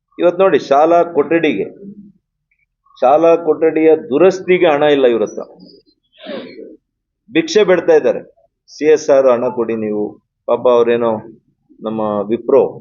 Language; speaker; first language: Kannada; native; Kannada